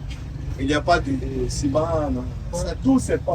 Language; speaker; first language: French; non-native, learner; Portuguese